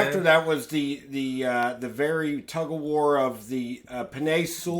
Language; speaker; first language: English; native; English